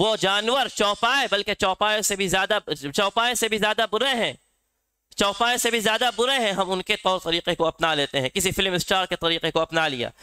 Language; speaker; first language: Urdu; native; Urdu